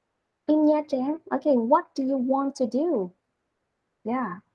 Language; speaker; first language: English; non-native, learner; Vietnamese